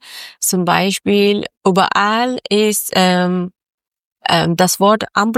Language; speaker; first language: German; non-native, local second language; Persian